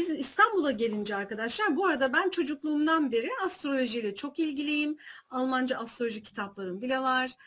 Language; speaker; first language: Turkish; early bilingual, heritage; Turkish